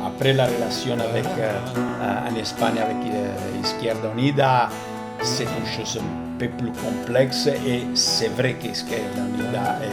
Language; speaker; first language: French; non-native, fluent; Italian